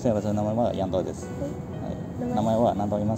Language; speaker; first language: Japanese; non-native, fluent; Indonesian